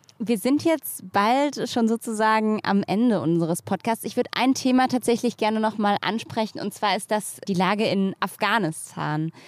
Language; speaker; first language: German; native; German